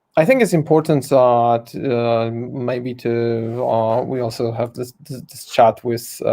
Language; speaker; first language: English; non-native, fluent; Polish